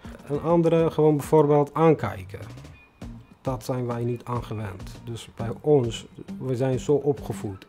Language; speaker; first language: Dutch; non-native, fluent; Tigrinya